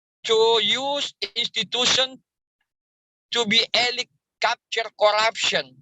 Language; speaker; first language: English; non-native, learner; Indonesian